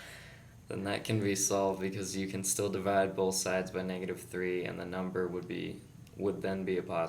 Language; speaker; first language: English; native; English